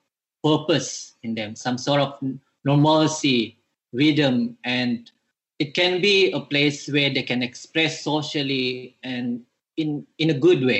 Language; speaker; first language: English; non-native, local second language; Malay